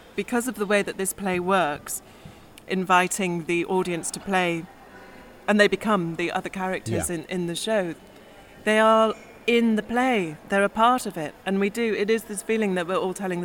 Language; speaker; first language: English; native; English